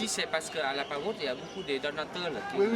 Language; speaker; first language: French; non-native, fluent; Vietnamese